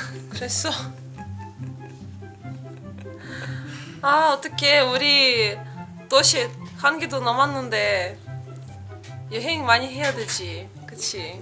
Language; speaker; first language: Korean; non-native, learner; Russian